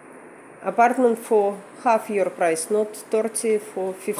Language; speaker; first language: English; non-native, learner; Russian